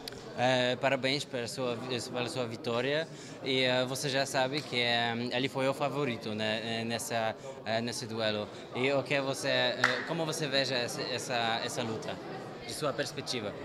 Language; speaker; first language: Portuguese; non-native, fluent; Polish